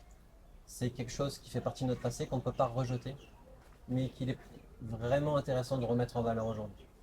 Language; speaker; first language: French; native; French